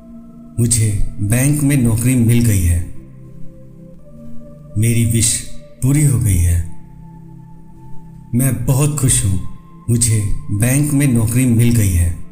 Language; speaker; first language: Hindi; native; Hindi